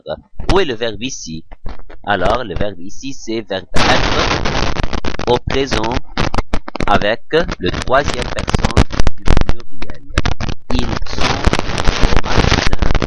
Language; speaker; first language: French; non-native, fluent; Arabic